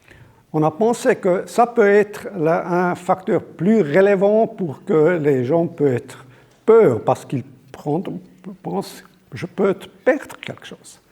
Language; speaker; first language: French; non-native, local second language; German